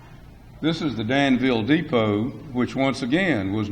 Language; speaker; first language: English; native; English